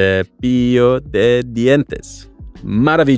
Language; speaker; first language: Spanish; non-native, learner; English